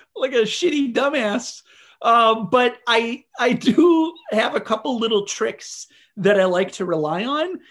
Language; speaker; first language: English; native; English